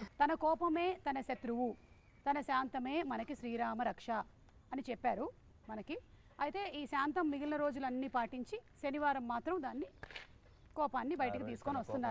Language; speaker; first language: Telugu; native; Telugu